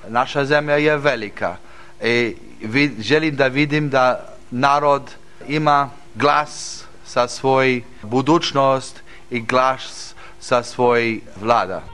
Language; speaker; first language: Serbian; early bilingual, heritage; English